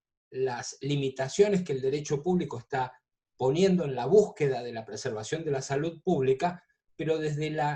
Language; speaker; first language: Spanish; native; Spanish